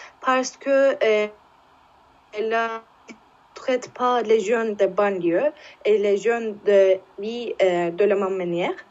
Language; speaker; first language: French; non-native, learner; Turkish